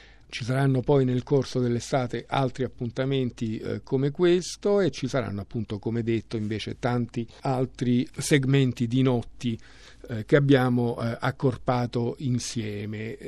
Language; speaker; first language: Italian; native; Italian